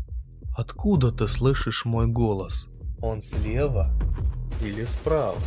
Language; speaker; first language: Russian; native; Russian